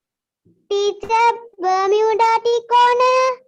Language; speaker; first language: English; non-native, learner; Sinhala